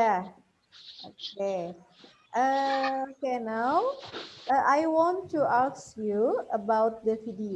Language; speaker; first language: English; non-native, fluent; Indonesian